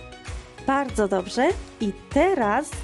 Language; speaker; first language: Polish; non-native, fluent; Georgian